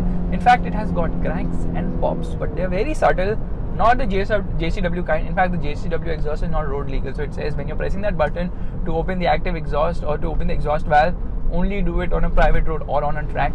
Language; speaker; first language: English; non-native, local second language; Hindi